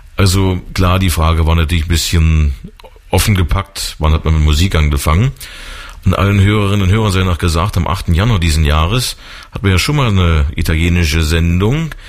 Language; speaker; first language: German; native; German